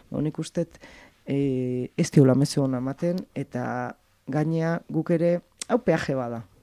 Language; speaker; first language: Basque; native; Basque